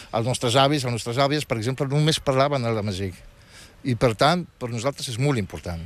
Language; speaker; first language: Catalan; non-native, fluent; Riffian